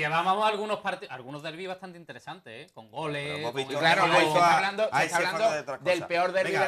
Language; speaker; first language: Spanish; native; Spanish